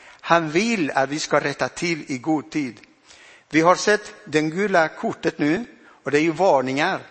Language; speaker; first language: Swedish; non-native, fluent; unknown